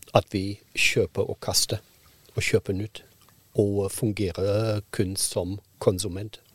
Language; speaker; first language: Norwegian; non-native, fluent; German